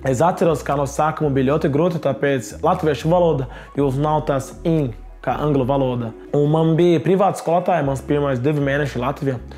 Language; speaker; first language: Latvian; non-native, learner; Portuguese